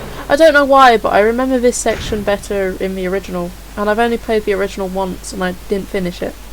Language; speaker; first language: English; native; English